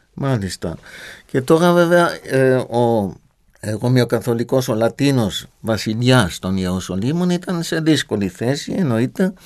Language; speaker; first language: Greek; non-native, fluent; German